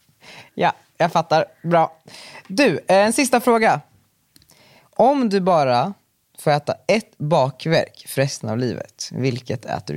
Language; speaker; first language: Swedish; native; Swedish